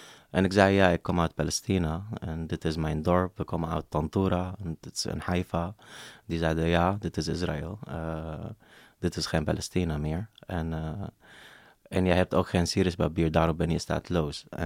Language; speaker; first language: Dutch; non-native, fluent; Arabic